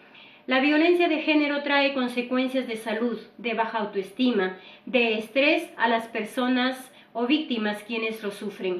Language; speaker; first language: Spanish; native; Spanish